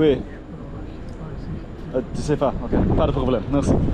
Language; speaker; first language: French; non-native, learner; English